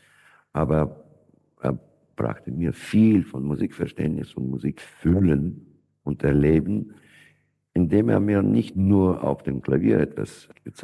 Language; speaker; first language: German; non-native, fluent; Russian